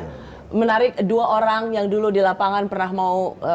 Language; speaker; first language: Indonesian; native; Indonesian